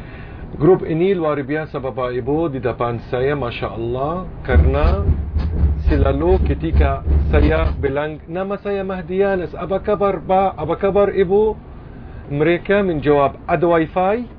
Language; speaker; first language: Indonesian; non-native, fluent; Arabic